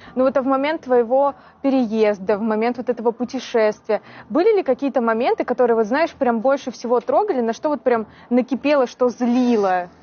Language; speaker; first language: Russian; native; Russian